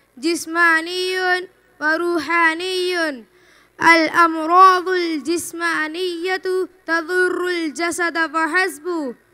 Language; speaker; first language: Arabic; non-native, learner; Urdu